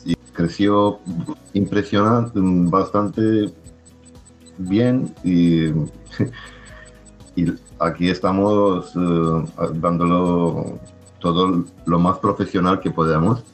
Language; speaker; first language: Spanish; non-native, fluent; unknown